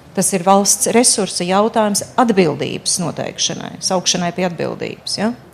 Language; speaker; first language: Latvian; native; Latvian